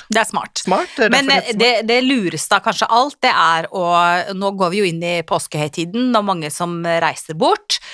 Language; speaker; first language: Norwegian; native; Norwegian